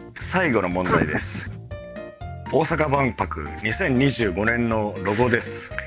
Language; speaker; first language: Japanese; native; Japanese